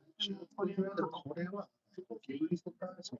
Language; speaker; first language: Japanese; native; Japanese